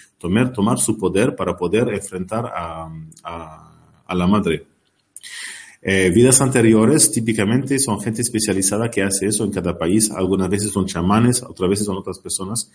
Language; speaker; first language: Spanish; non-native, learner; Arabic